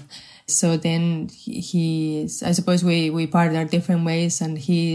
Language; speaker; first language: English; non-native, fluent; Spanish